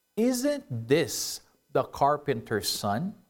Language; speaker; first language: English; non-native, local second language; Filipino